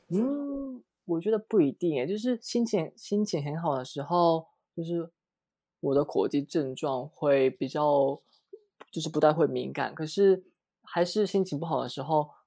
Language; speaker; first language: Chinese; non-native, fluent; Japanese